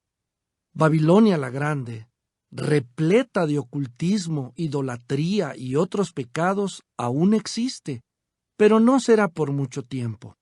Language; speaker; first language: Spanish; native; Spanish